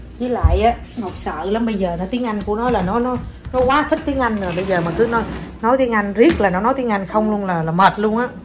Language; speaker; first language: Vietnamese; native; Vietnamese